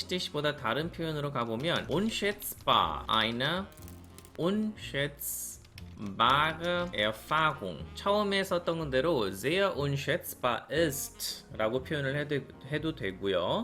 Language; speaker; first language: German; non-native, fluent; Korean